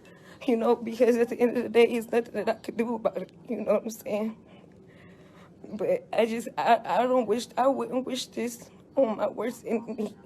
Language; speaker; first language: English; native; English